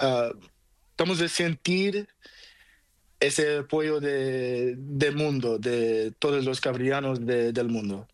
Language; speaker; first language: Spanish; non-native, learner; Portuguese